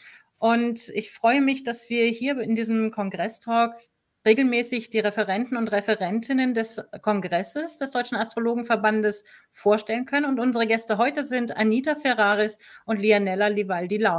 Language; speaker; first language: German; native; German